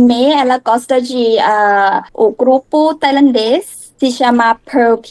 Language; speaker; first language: Portuguese; non-native, learner; Thai